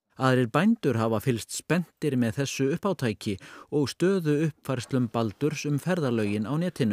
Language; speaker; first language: Icelandic; native; Icelandic